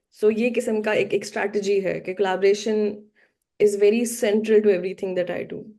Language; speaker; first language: Urdu; native; Urdu